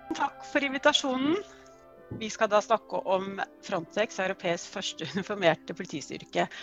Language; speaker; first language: Norwegian; native; Norwegian